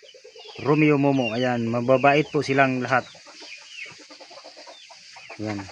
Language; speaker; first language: Filipino; native; Filipino